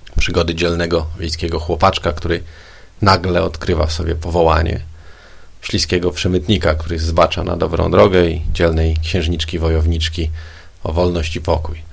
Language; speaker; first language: Polish; native; Polish